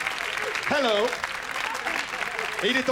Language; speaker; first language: French; native; French